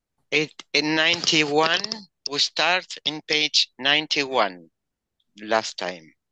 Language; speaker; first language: English; non-native, learner; Spanish